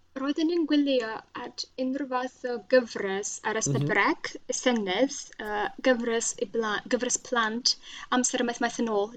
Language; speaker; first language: Welsh; non-native, fluent; Russian